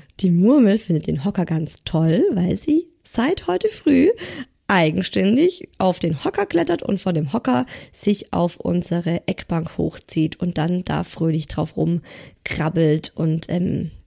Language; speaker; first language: German; native; German